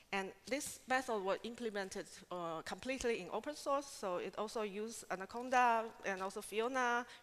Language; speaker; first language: English; non-native, fluent; Chinese